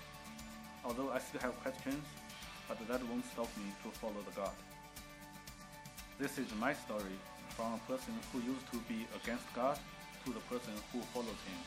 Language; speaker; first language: English; non-native, fluent; Chinese